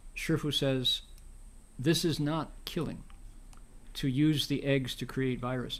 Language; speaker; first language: English; native; English